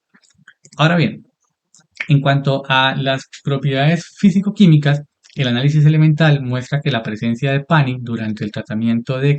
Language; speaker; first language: Spanish; native; Spanish